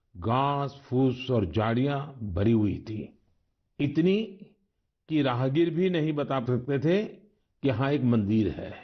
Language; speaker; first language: Hindi; non-native, local second language; Gujarati